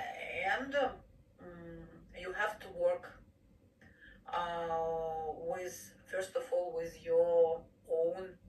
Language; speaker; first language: English; non-native, fluent; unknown